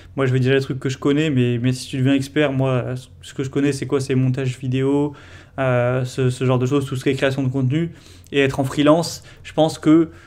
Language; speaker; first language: French; native; French